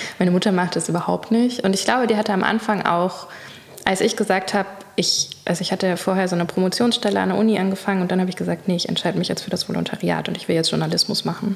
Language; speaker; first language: German; native; German